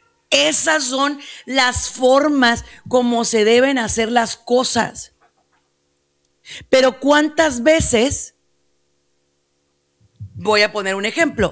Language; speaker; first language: Spanish; native; Spanish